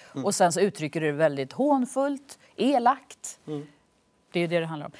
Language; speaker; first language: Swedish; native; Swedish